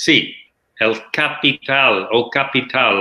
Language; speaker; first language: Portuguese; non-native, learner; English